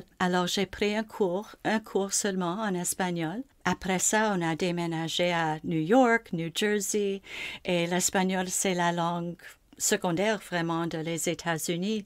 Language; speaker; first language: French; non-native, local second language; English